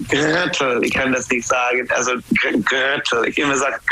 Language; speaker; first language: German; non-native, learner; English